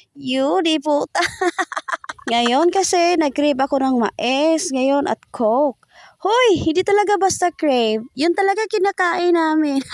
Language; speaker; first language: Filipino; non-native, local second language; Cebuano